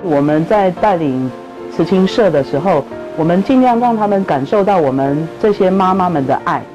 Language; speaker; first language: Chinese; native; Chinese